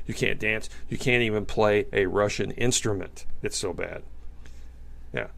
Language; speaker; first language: English; native; English